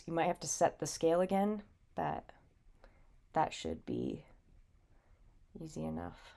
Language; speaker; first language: English; native; English